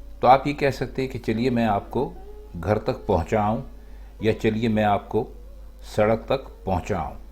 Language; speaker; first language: Urdu; native; Urdu